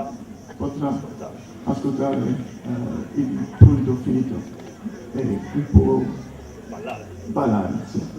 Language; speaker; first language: Italian; non-native, learner; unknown